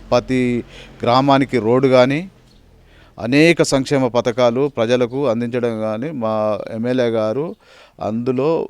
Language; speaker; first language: Telugu; native; Telugu